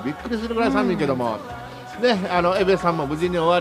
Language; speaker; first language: Japanese; native; Japanese